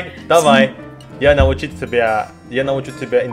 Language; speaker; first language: Russian; non-native, learner; Indonesian